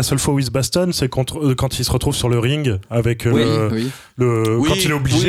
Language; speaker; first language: French; native; French